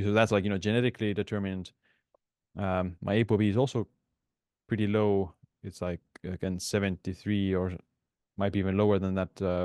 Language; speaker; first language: English; non-native, fluent; Estonian